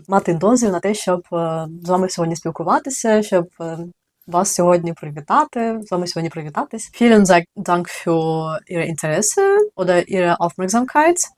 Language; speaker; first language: Ukrainian; native; Ukrainian